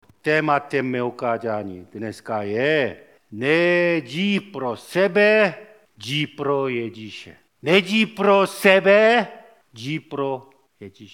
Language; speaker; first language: Czech; non-native, learner; Korean